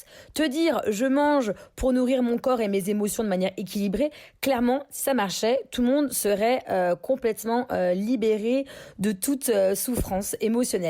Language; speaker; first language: French; native; French